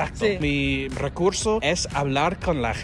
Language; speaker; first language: Spanish; non-native, fluent; English